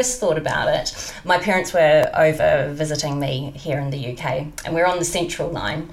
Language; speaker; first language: English; native; English